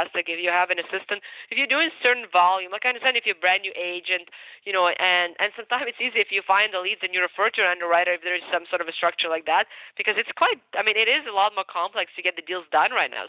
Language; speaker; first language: English; non-native, fluent; Ukrainian